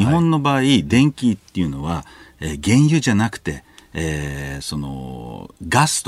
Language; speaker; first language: Japanese; native; Japanese